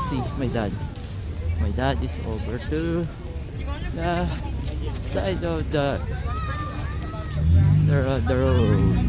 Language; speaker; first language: English; non-native, local second language; Filipino